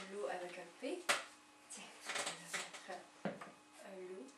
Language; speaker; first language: French; native; French